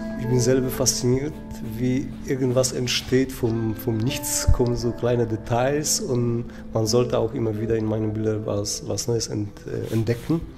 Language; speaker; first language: German; non-native, fluent; Polish